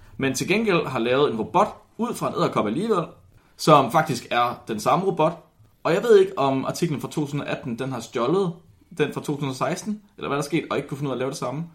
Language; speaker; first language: Danish; native; Danish